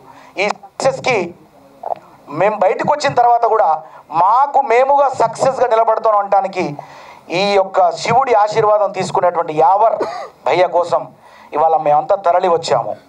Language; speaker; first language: Telugu; native; Telugu